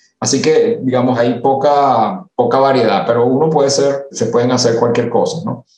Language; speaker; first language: Spanish; early bilingual, other home language; Italian